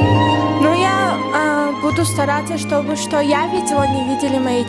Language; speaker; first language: Russian; non-native, local second language; Tajik